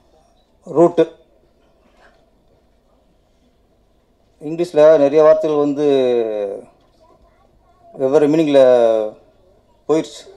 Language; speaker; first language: Tamil; native; Tamil